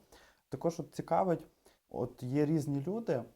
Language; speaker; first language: Ukrainian; native; Ukrainian